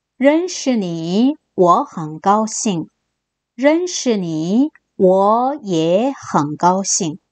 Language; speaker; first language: Chinese; non-native, fluent; Korean